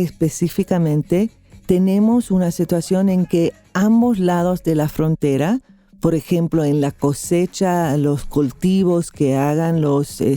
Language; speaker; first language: Spanish; non-native, fluent; English